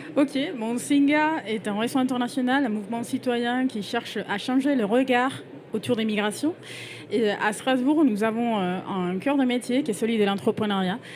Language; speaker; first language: French; non-native, fluent; Spanish